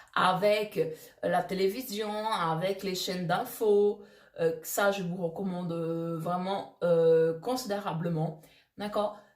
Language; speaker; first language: French; non-native, fluent; Portuguese